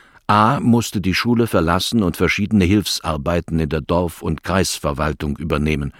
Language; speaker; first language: German; native; German